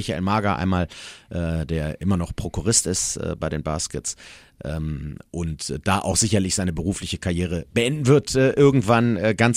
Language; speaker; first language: German; native; German